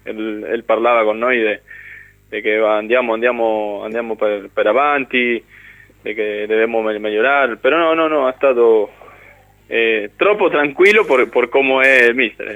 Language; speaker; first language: Italian; non-native, learner; Spanish